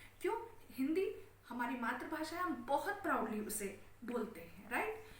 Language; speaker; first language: Hindi; native; Hindi